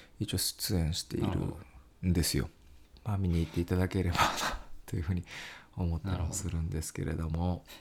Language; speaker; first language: Japanese; native; Japanese